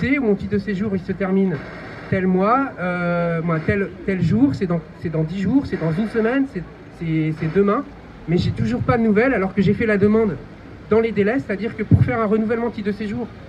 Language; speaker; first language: French; native; French